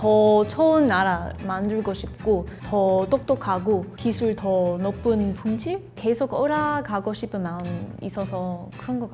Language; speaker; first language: Korean; non-native, learner; English